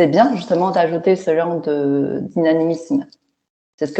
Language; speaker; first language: French; non-native, fluent; Chinese